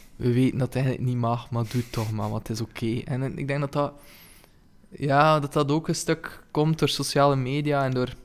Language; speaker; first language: Dutch; native; Dutch